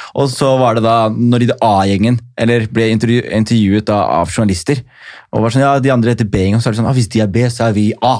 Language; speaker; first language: Norwegian; early bilingual, other home language; Somali